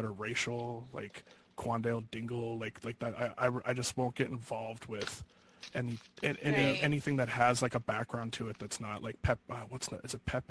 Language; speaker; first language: English; native; English